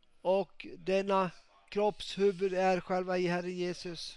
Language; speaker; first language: Swedish; non-native, local second language; Finnish